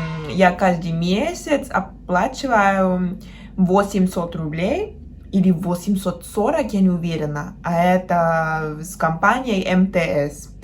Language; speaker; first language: Russian; non-native, fluent; Spanish